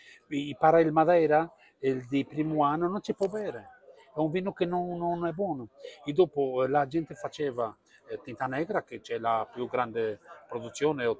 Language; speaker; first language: Italian; non-native, learner; Portuguese